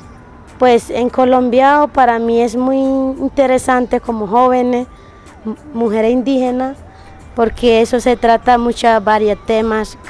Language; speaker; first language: Spanish; non-native, local second language; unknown